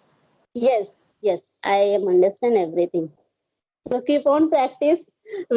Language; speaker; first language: English; non-native, learner; Hindi